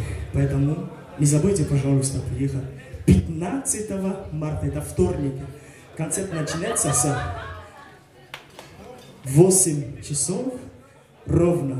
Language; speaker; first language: Russian; non-native, fluent; French